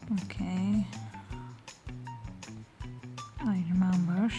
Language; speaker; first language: English; non-native, learner; Turkish